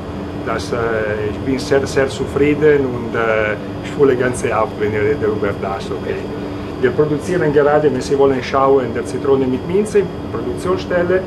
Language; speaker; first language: German; non-native, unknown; Italian